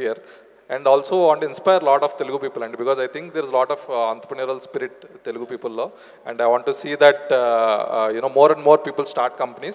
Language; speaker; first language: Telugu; early bilingual, heritage; Telugu